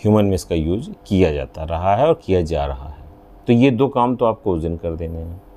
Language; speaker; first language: Hindi; native; Hindi